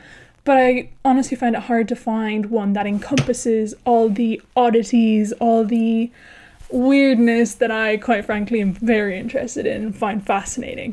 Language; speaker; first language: English; native; English